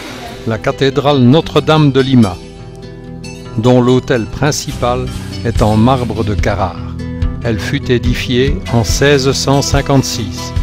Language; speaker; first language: French; native; French